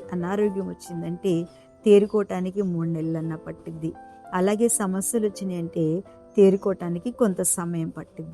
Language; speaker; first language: Telugu; native; Telugu